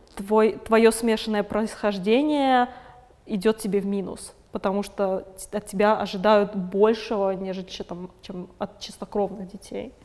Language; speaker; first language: Russian; native; Russian